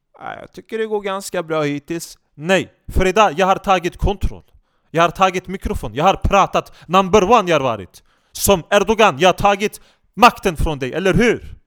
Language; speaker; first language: Swedish; non-native, fluent; Turkish